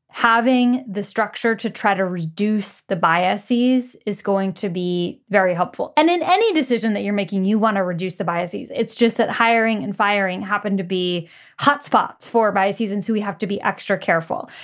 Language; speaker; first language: English; native; English